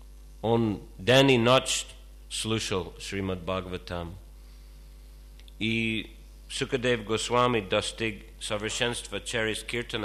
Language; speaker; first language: Russian; non-native, fluent; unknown